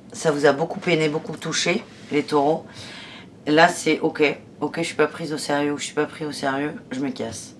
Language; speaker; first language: French; native; French